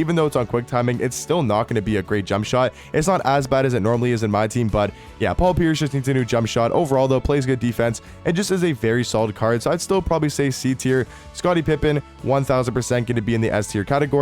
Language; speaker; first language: English; native; English